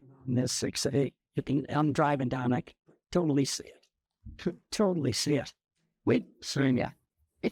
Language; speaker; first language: English; native; English